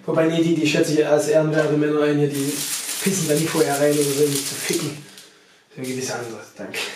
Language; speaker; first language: German; native; German